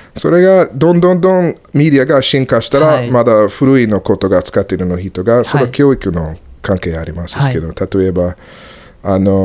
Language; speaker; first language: Japanese; non-native, learner; English